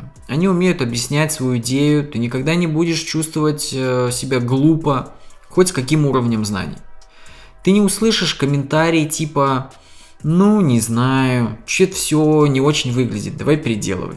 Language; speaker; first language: Russian; native; Russian